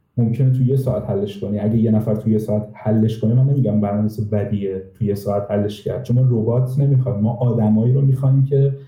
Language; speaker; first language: Persian; native; Persian